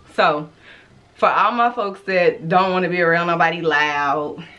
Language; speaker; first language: English; native; English